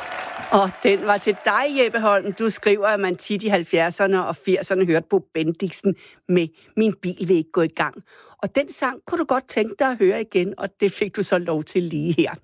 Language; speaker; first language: Danish; native; Danish